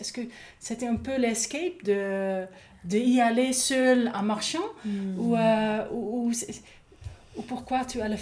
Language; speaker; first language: French; non-native, learner; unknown